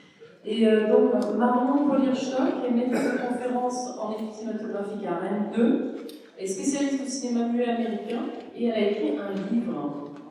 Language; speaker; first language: French; native; French